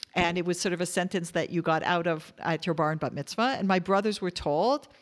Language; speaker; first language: English; native; English